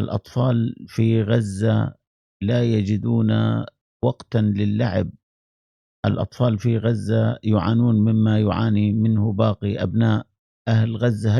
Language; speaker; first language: Arabic; native; Arabic